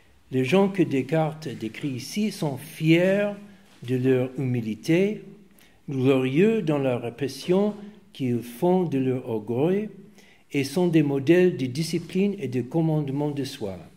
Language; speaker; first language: French; non-native, fluent; English